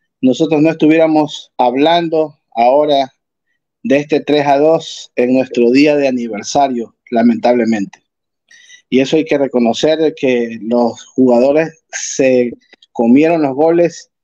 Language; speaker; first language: Spanish; native; Spanish